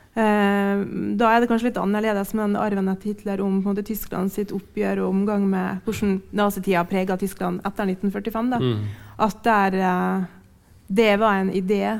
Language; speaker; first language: Norwegian; native; Norwegian